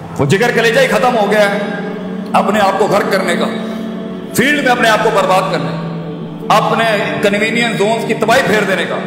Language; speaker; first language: Urdu; non-native, local second language; Punjabi